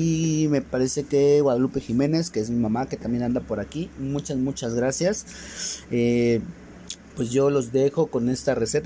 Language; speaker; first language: Spanish; native; Spanish